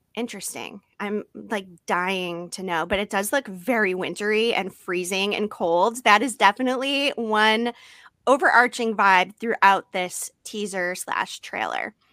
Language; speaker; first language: English; native; English